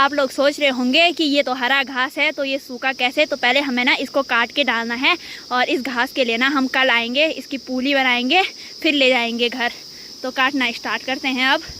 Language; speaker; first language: Hindi; native; Hindi